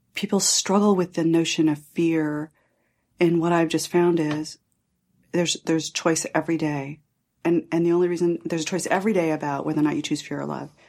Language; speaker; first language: English; early bilingual, other home language; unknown